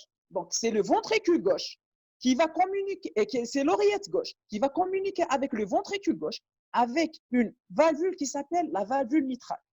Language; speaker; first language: French; non-native, local second language; Arabic